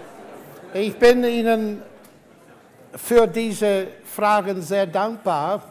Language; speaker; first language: German; non-native, fluent; English